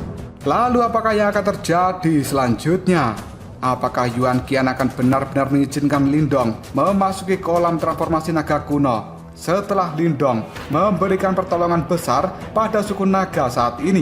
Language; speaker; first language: Indonesian; native; Indonesian